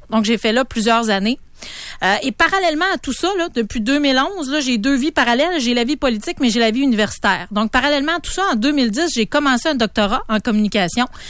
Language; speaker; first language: French; native; French